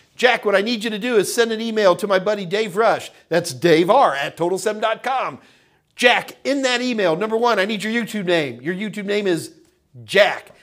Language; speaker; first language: English; native; English